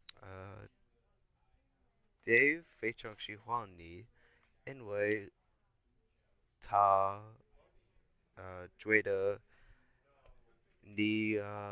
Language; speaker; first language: Chinese; non-native, learner; English